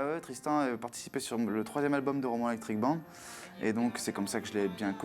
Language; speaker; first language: French; native; French